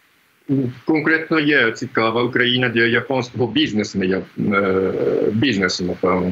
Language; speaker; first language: Ukrainian; non-native, fluent; Japanese